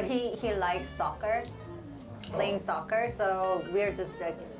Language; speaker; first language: English; non-native, fluent; Korean